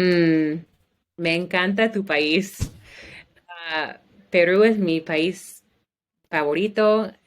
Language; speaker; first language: Spanish; non-native, learner; English